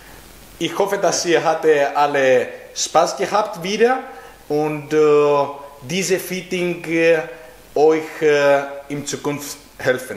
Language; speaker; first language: German; non-native, fluent; Greek